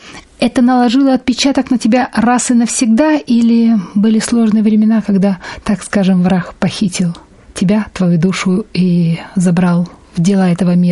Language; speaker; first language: Russian; native; Russian